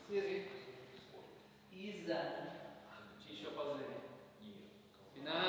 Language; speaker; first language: Russian; non-native, learner; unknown